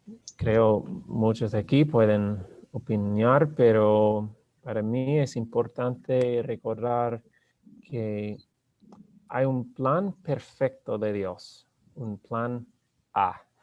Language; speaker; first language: Spanish; non-native, learner; English